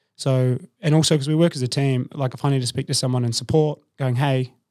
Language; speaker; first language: English; native; English